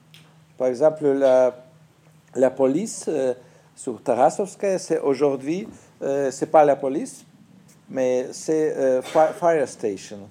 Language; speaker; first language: French; non-native, fluent; Russian